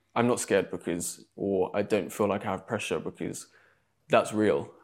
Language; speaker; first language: English; native; English